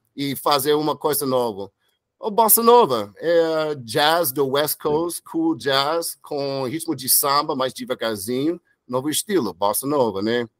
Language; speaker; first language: Portuguese; non-native, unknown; English